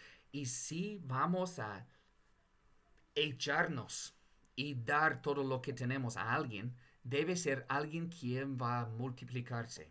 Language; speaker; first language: Spanish; non-native, fluent; English